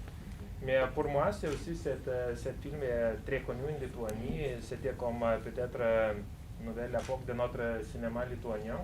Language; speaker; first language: French; non-native, fluent; Lithuanian